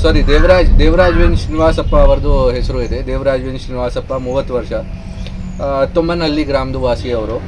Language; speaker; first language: Kannada; non-native, fluent; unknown